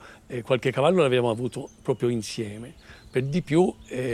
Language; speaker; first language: Italian; native; Italian